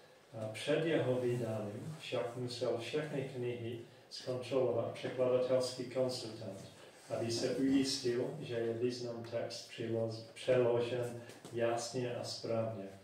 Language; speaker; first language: Czech; non-native, fluent; English